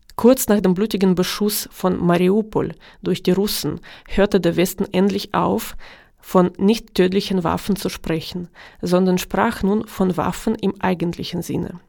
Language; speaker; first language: German; non-native, fluent; Ukrainian